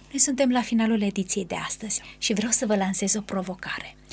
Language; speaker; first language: Romanian; native; Romanian